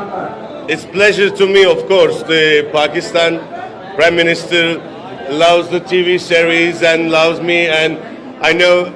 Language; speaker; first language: English; non-native, learner; Turkish